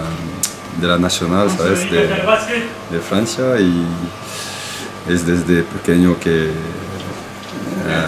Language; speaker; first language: Spanish; non-native, learner; French